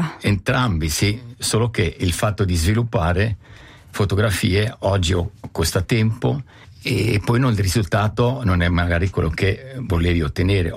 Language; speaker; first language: Italian; native; Italian